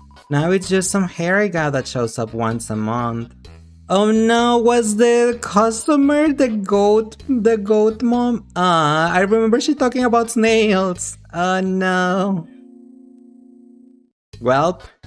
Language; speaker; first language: English; non-native, fluent; Spanish